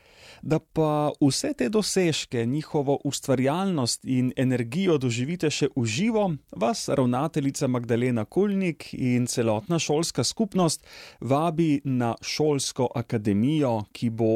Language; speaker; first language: Slovenian; native; Slovenian